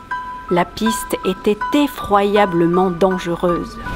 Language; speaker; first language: French; native; French